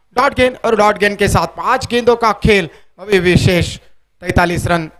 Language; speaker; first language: Hindi; non-native, local second language; Marathi